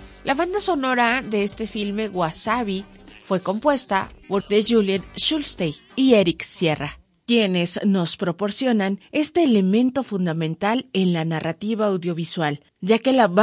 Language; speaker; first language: Spanish; native; Spanish